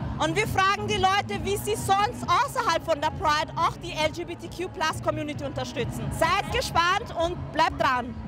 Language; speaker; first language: German; native; German